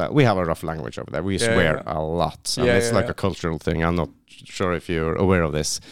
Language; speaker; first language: English; non-native, fluent; Norwegian